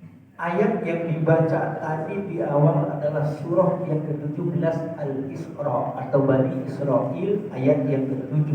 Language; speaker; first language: Indonesian; non-native, local second language; Minangkabau